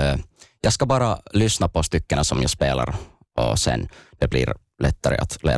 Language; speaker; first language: Swedish; non-native, local second language; Finnish